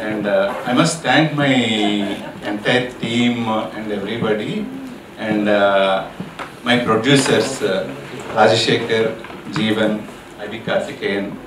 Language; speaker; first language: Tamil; non-native, local second language; Telugu